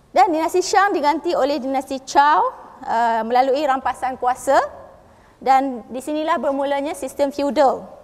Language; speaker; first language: Malay; native; Malay